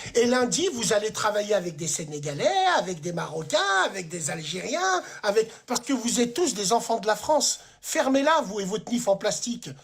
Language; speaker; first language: French; early bilingual, other home language; Arabic